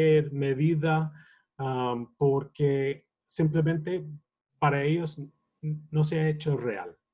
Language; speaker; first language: Spanish; non-native, fluent; English